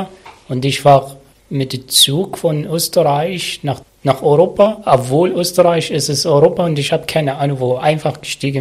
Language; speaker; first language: German; non-native, learner; Arabic